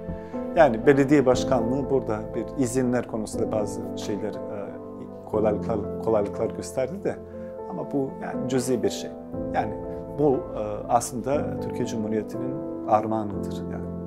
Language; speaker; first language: Turkish; non-native, fluent; Bosnian